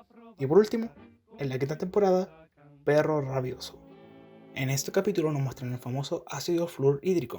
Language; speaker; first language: Spanish; native; Spanish